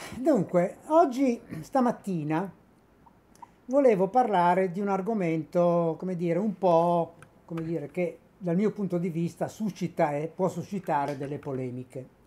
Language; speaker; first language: Italian; native; Italian